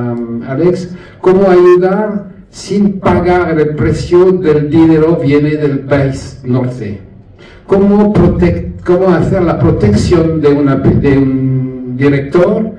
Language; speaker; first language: Spanish; non-native, learner; French